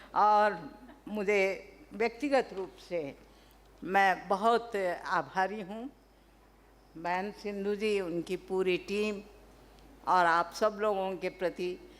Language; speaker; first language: Hindi; non-native, local second language; Telugu